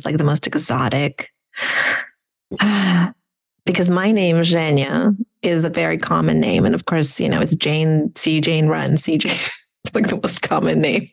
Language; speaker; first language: English; non-native, fluent; Russian